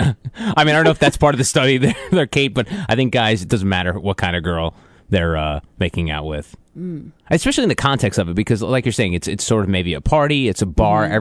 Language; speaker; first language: English; native; English